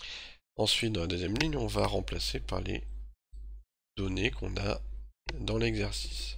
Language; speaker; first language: French; native; French